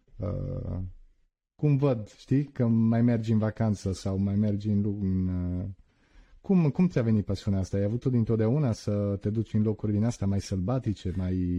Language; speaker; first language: Romanian; early bilingual, heritage; Romanian